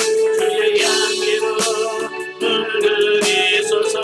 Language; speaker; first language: Korean; native; Korean